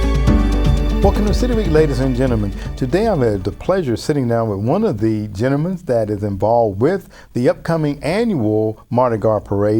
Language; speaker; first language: English; native; English